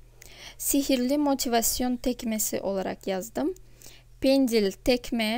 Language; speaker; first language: Turkish; non-native, fluent; Russian